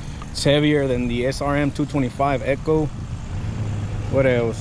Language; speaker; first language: English; early bilingual, other home language; Spanish